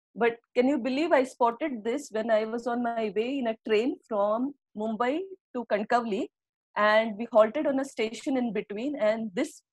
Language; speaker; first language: English; non-native, local second language; Marathi